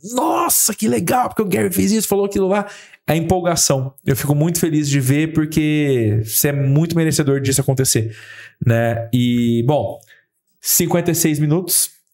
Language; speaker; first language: Portuguese; native; Portuguese